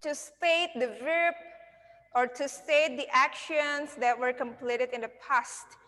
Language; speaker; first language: English; non-native, fluent; Indonesian